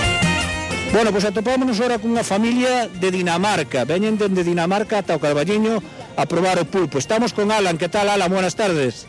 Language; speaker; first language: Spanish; non-native, local second language; Galician